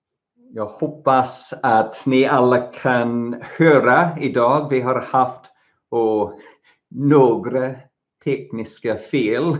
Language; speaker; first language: Swedish; non-native, fluent; English